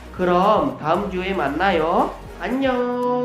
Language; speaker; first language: Korean; non-native, learner; Indonesian